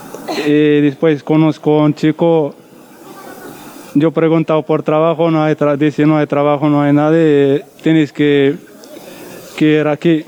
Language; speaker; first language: Spanish; non-native, learner; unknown